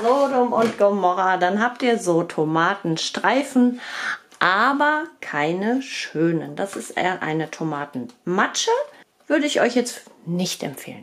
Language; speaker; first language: German; native; German